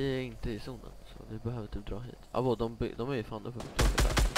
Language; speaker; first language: Swedish; native; Swedish